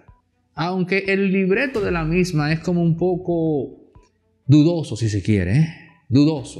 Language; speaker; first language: Spanish; native; Spanish